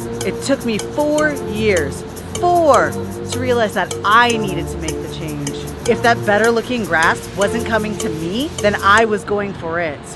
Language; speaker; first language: English; native; English